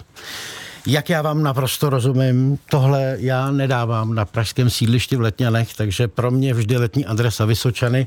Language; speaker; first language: Czech; native; Czech